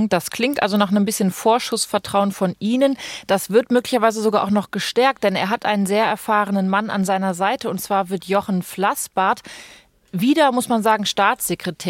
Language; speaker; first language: German; native; German